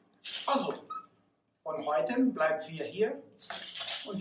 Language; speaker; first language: German; non-native, learner; Portuguese